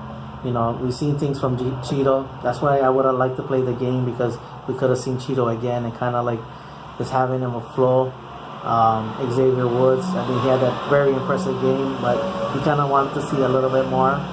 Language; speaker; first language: English; native; English